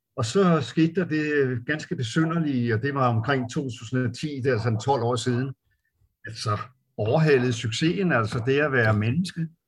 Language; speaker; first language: Danish; native; Danish